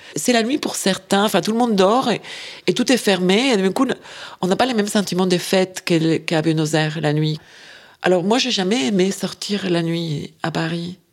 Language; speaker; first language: French; non-native, fluent; Spanish